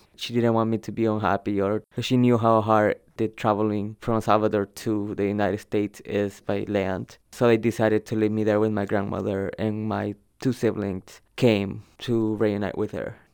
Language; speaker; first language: English; early bilingual, other home language; Spanish